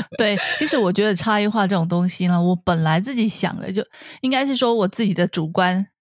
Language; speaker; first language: Chinese; native; Chinese